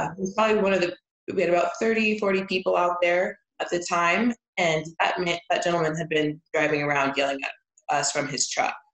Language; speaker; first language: English; native; English